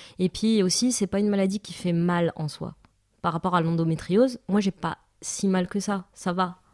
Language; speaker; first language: French; non-native, local second language; Arabic